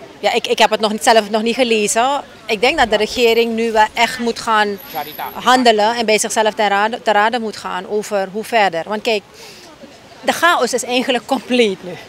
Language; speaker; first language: Dutch; native; Dutch